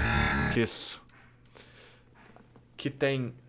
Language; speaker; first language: Portuguese; non-native, fluent; English